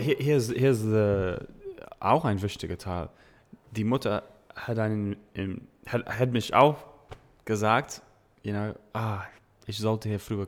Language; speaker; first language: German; non-native, learner; English